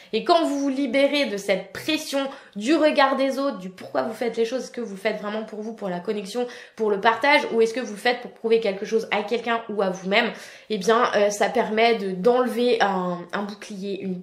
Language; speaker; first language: French; native; French